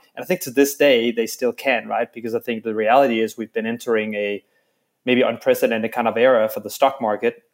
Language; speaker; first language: English; non-native, fluent; Danish